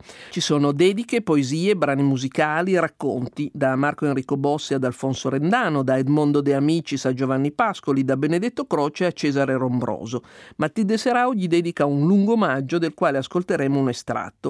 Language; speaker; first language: Italian; native; Italian